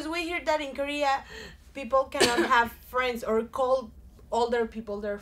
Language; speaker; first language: English; non-native, fluent; Spanish